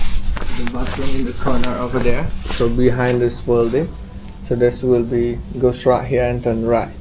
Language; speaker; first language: English; non-native, learner; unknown